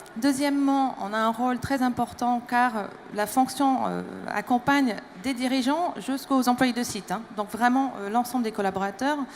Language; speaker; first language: French; non-native, fluent; English